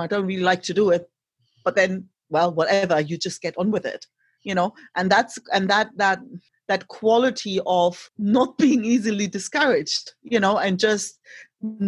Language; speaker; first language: English; non-native, fluent; German